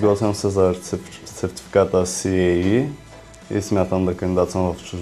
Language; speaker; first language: Bulgarian; native; Bulgarian